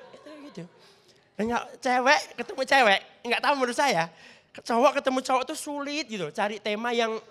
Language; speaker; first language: Indonesian; native; Indonesian